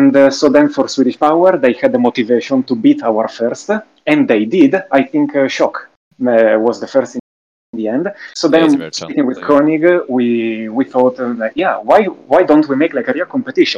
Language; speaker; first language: English; non-native, fluent; Italian